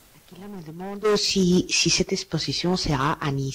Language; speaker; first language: French; non-native, learner; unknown